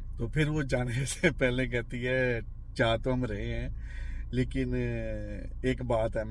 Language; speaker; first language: Urdu; non-native, local second language; Punjabi